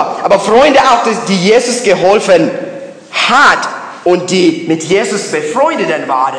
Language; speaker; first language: German; non-native, learner; English